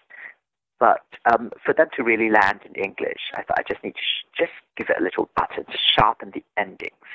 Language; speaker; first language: English; native; English